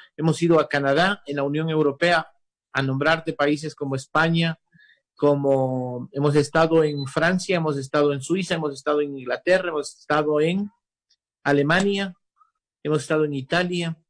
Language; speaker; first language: Spanish; native; Spanish